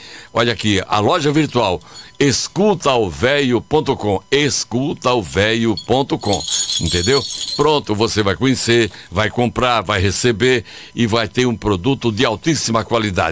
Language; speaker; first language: Portuguese; native; Portuguese